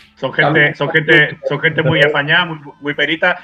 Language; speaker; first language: Spanish; native; Spanish